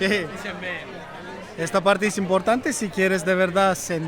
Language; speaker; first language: Spanish; non-native, fluent; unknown